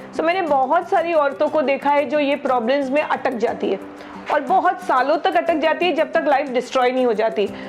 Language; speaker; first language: Hindi; non-native, local second language; Marathi